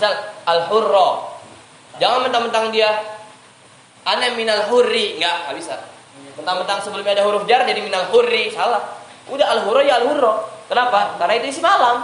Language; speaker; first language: Indonesian; native; Indonesian